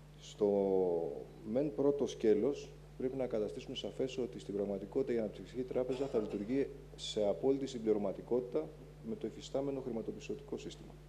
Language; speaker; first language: Greek; native; Greek